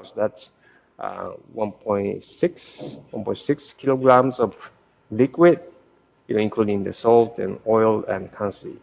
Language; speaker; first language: English; non-native, fluent; Japanese